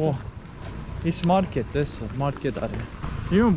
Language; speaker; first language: English; non-native, learner; Turkish